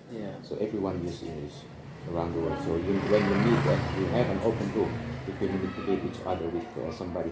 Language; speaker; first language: English; non-native, learner; Indonesian